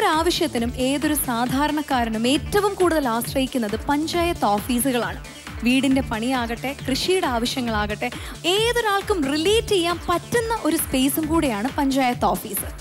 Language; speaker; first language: Malayalam; native; Malayalam